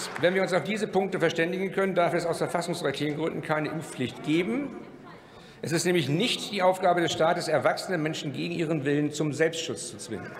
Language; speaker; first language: German; native; German